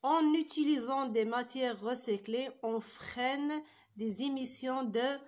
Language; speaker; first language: French; non-native, local second language; Arabic